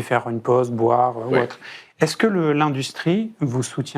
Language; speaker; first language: French; native; French